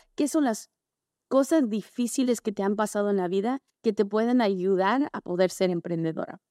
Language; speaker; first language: Spanish; early bilingual, heritage; Spanish